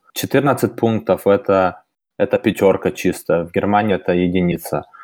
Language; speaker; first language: Russian; early bilingual, heritage; German